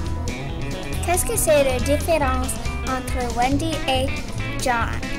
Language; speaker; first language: French; non-native, learner; English